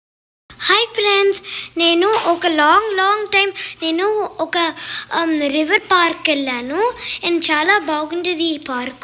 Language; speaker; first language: Telugu; early bilingual, heritage; Telugu